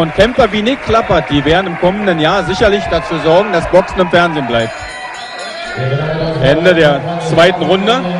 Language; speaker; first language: German; native; German